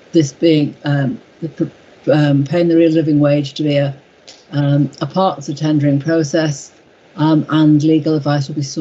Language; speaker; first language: English; native; English